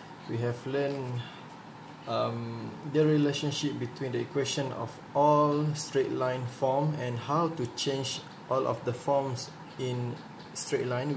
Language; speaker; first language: English; non-native, local second language; Malay